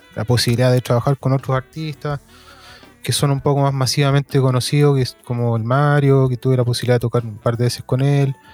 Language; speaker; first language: Spanish; native; Spanish